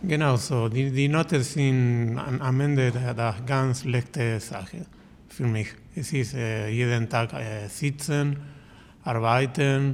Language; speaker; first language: German; non-native, learner; Spanish